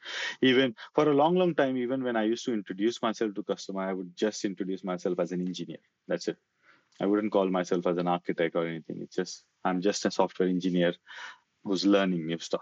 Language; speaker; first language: English; non-native, local second language; Marathi